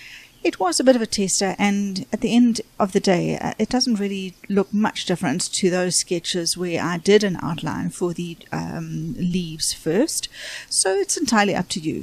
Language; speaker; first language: English; native; English